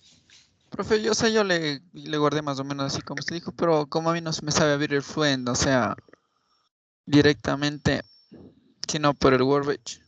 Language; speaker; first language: Spanish; native; Spanish